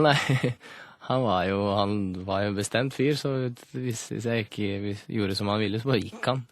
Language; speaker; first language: Norwegian; early bilingual, other home language; Russian